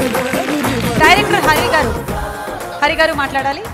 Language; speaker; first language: Telugu; native; Telugu